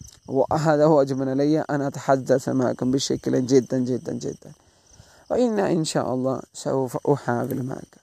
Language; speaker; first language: Arabic; non-native, learner; Malay